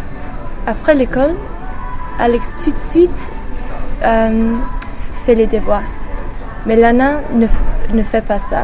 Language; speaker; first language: French; non-native, learner; English